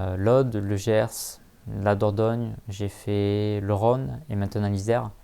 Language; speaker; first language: French; native; French